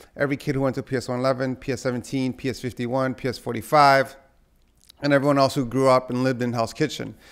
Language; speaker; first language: English; native; English